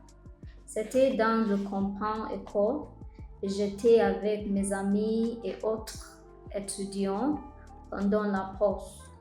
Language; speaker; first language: French; non-native, learner; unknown